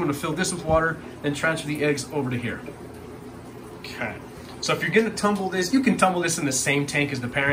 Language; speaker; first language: English; native; English